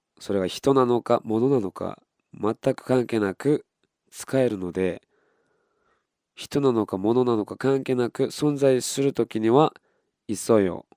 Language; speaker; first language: Japanese; non-native, fluent; Korean